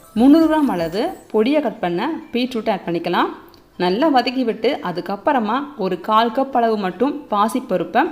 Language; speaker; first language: Tamil; native; Tamil